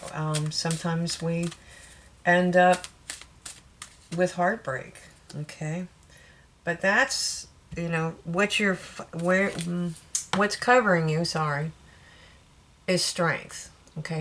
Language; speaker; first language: English; native; English